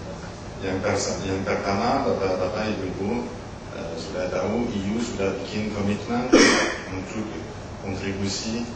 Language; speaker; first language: Indonesian; non-native, learner; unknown